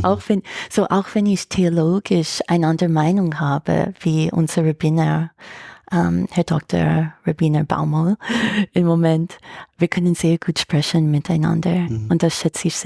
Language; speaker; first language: German; non-native, fluent; English